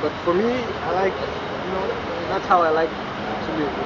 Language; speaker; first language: English; non-native, fluent; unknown